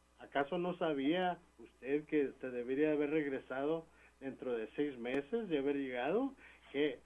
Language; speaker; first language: Spanish; early bilingual, heritage; Spanish